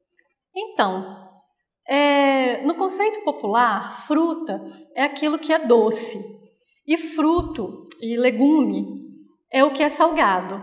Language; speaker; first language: Portuguese; native; Portuguese